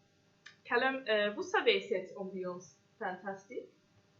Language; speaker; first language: French; non-native, fluent; English